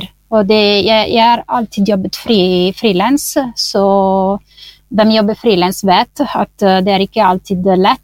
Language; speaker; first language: Norwegian; non-native, fluent; Italian